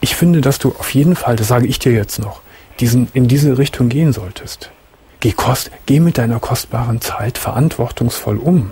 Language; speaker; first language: German; native; German